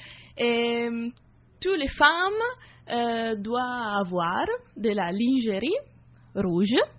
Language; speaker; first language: French; non-native, learner; Italian